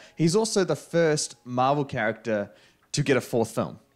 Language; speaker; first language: English; native; English